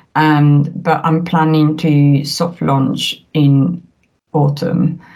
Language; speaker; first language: English; non-native, fluent; Italian